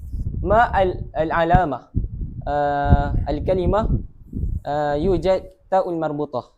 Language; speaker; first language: Arabic; non-native, learner; Malay